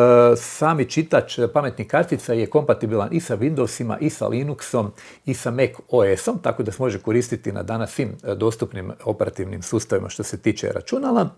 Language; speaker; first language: Croatian; native; Croatian